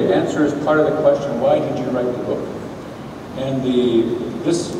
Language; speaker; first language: English; native; English